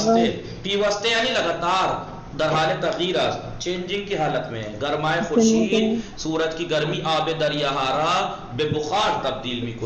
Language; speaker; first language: Persian; non-native, fluent; Urdu